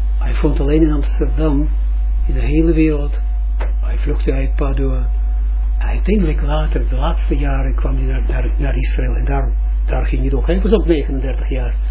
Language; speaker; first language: Dutch; non-native, fluent; Russian